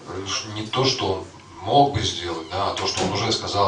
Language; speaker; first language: Russian; native; Russian